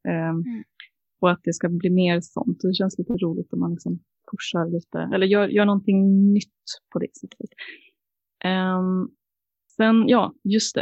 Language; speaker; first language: Swedish; native; Swedish